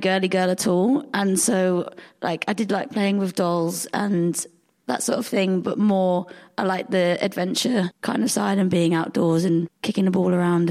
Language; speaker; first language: English; native; English